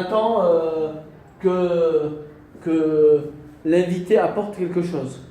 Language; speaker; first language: French; non-native, fluent; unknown